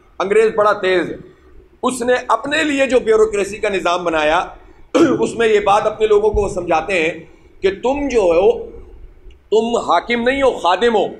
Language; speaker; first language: Urdu; native; Urdu